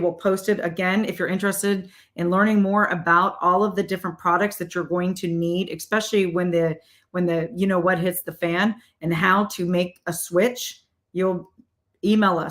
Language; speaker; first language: English; native; English